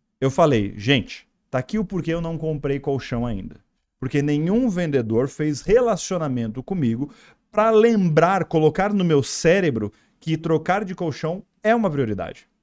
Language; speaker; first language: Portuguese; native; Portuguese